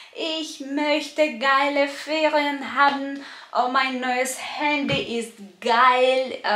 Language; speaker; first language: German; non-native, fluent; Russian